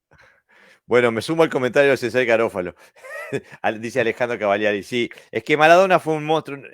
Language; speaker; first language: Spanish; native; Spanish